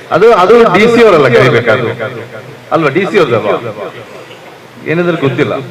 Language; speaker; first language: Kannada; native; Kannada